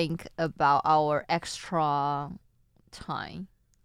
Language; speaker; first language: English; non-native, learner; Chinese